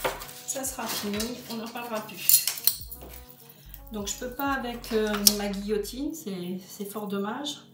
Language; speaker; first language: French; native; French